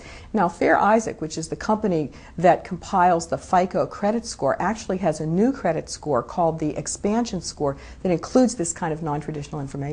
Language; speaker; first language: English; native; English